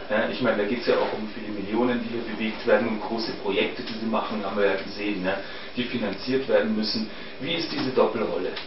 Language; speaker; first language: German; native; German